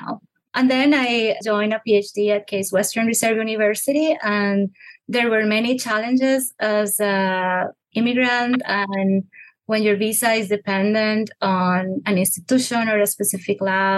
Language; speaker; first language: English; non-native, fluent; Spanish